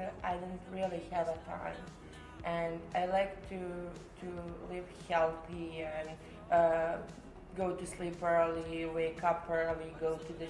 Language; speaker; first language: English; non-native, learner; Serbian